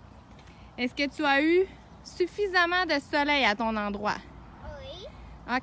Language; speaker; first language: French; native; French